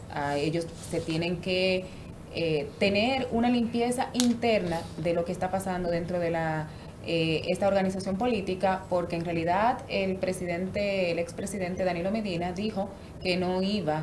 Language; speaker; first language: Spanish; native; Spanish